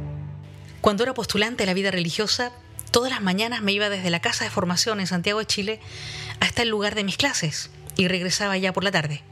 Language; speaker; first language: Spanish; native; Spanish